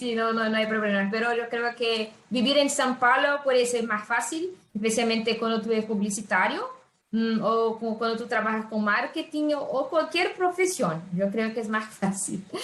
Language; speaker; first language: Spanish; non-native, fluent; Portuguese